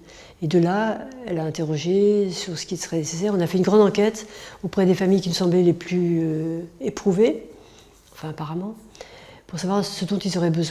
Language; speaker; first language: French; native; French